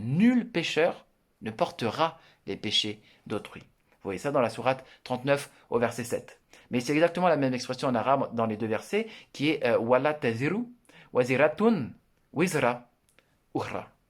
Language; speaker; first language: French; native; French